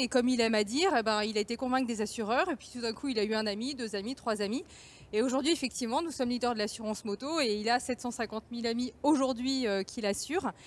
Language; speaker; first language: French; native; French